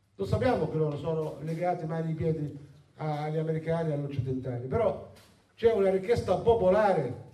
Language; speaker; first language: Italian; non-native, fluent; Arabic